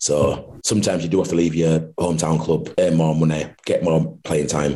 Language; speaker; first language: English; native; English